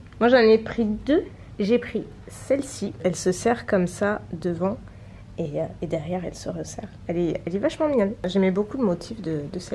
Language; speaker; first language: French; native; French